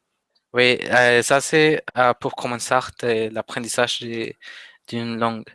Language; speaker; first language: French; non-native, learner; Spanish